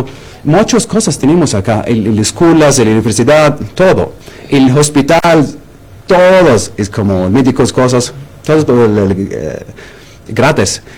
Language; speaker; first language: Spanish; non-native, learner; Arabic